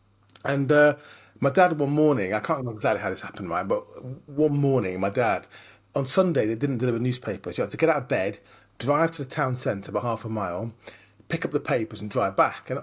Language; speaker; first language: English; native; English